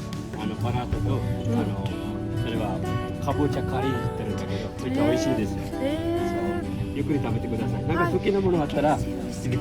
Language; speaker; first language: Japanese; non-native, learner; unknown